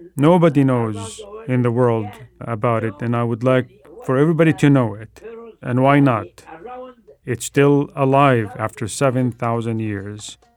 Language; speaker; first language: English; non-native, fluent; Arabic